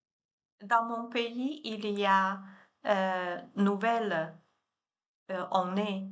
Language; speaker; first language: French; non-native, learner; Chinese